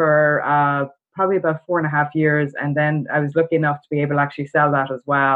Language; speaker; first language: English; native; English